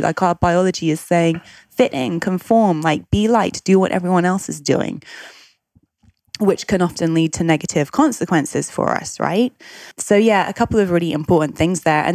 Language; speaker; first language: English; native; English